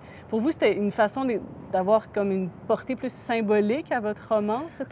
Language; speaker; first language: French; native; French